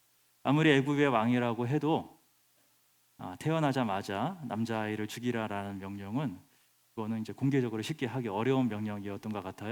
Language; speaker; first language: Korean; native; Korean